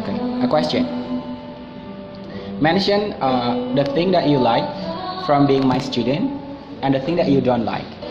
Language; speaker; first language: English; non-native, fluent; Indonesian